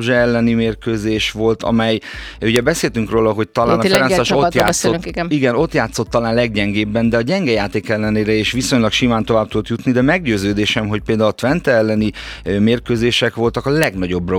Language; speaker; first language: Hungarian; native; Hungarian